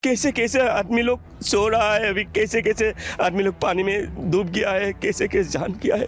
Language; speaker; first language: Hindi; non-native, local second language; Assamese